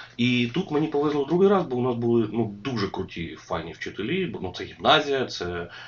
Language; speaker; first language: Ukrainian; non-native, local second language; Russian